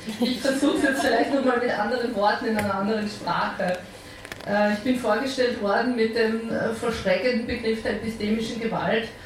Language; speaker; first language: German; native; German